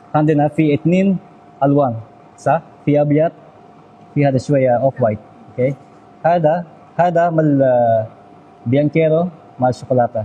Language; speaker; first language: Arabic; non-native, learner; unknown